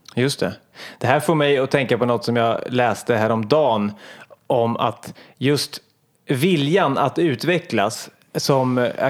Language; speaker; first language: Swedish; native; Swedish